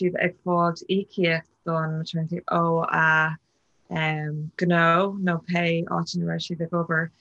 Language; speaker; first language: Irish; non-native, local second language; English